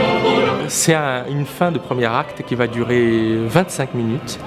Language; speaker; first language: French; non-native, fluent; Portuguese